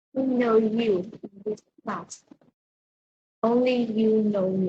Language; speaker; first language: English; non-native, learner; Vietnamese